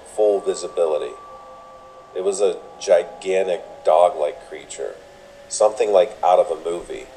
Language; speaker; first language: English; native; English